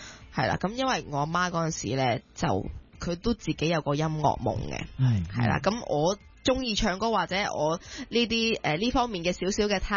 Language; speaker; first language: Cantonese; native; Cantonese